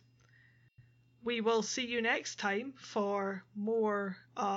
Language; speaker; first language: English; native; English